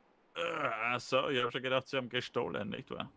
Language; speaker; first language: German; native; German